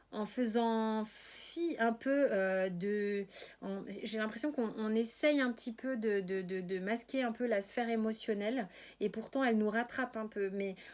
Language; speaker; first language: French; native; French